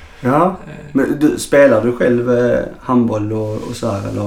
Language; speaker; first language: Swedish; native; Swedish